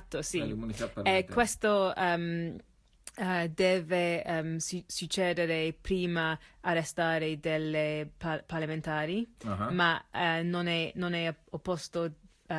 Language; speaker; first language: Italian; non-native, learner; English